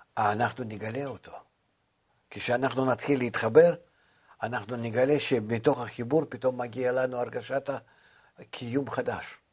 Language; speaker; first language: Hebrew; non-native, fluent; Russian